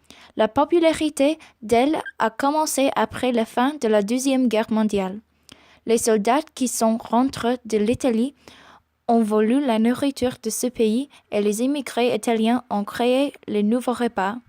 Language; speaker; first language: French; non-native, learner; English